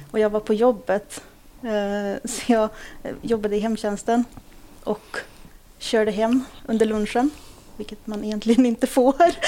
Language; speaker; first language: Swedish; early bilingual, other home language; Kurdish